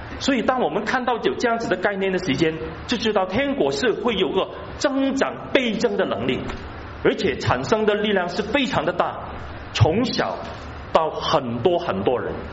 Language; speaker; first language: Chinese; non-native, local second language; Cantonese